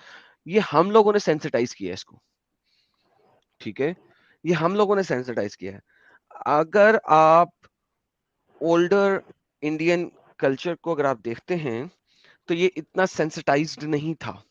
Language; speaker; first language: Hindi; native; Hindi